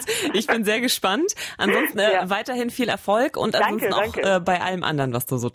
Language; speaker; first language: German; native; German